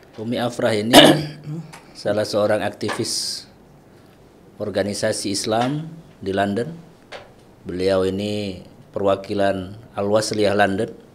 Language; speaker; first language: Indonesian; native; Indonesian